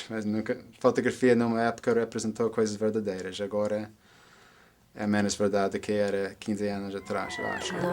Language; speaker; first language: Portuguese; non-native, fluent; English